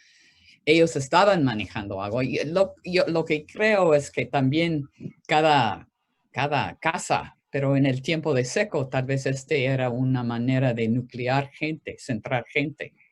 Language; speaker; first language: Spanish; non-native, fluent; English